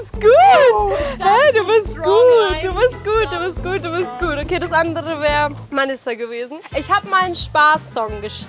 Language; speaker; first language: German; early bilingual, other home language; Turkish